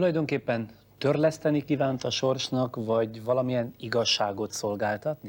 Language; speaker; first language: Hungarian; native; Hungarian